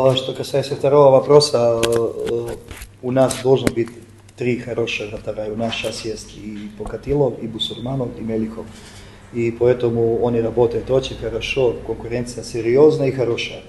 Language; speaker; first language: Russian; non-native, fluent; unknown